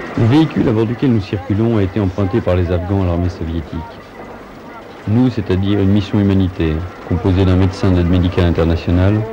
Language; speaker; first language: French; native; French